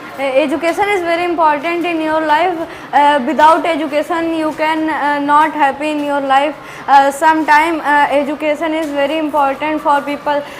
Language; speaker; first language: English; non-native, learner; Hindi